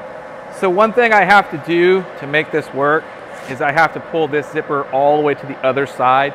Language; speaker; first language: English; native; English